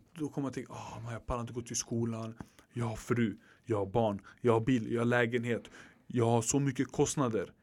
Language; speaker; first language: Swedish; early bilingual, other home language; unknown